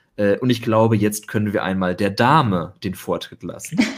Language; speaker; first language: German; native; German